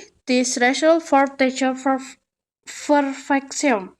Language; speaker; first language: English; non-native, learner; Indonesian